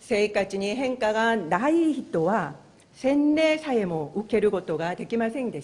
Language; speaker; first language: Japanese; non-native, fluent; Korean